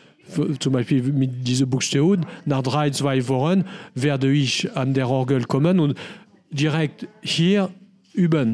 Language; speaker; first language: German; non-native, learner; French